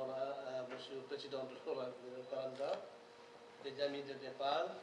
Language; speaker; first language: French; non-native, learner; Nepali